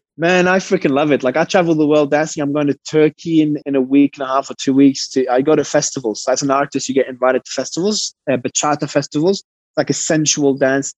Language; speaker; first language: English; early bilingual, other home language; Arabic